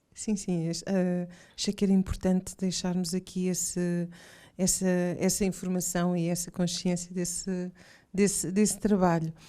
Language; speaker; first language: Portuguese; native; Portuguese